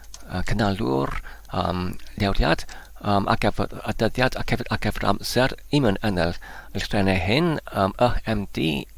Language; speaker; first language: Welsh; non-native, learner; Polish